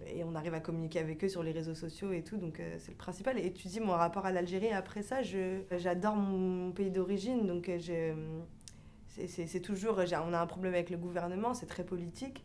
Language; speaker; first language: French; early bilingual, other home language; Arabic